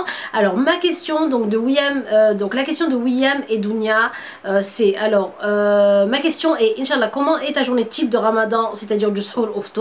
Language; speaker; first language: French; native; French